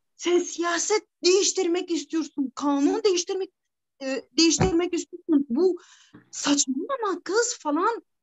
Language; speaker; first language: Turkish; non-native, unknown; Arabic